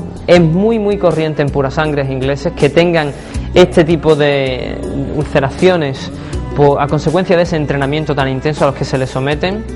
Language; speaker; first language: Spanish; native; Spanish